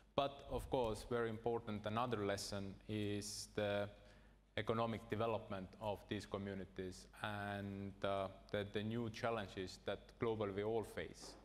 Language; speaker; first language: English; non-native, fluent; Estonian